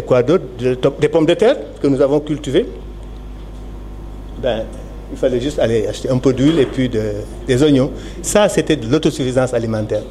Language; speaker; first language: French; non-native, local second language; Wolof